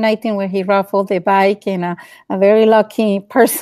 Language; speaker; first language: English; non-native, fluent; Spanish